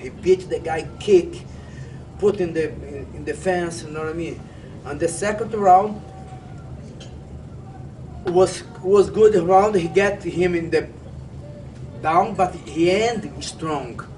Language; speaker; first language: English; non-native, fluent; Portuguese